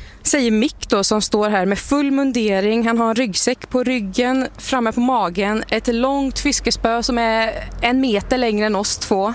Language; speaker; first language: Swedish; native; Swedish